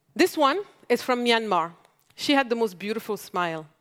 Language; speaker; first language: English; non-native, fluent; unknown